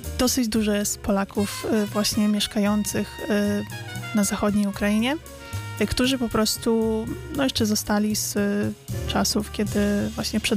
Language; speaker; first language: Polish; early bilingual, heritage; Polish